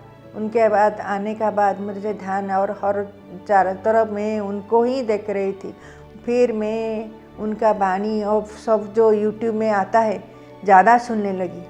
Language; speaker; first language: Hindi; non-native, local second language; Odia